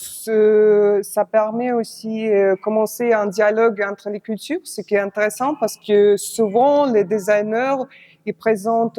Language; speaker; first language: French; non-native, fluent; Russian